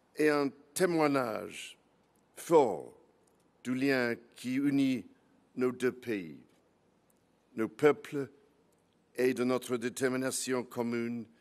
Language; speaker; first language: French; non-native, fluent; English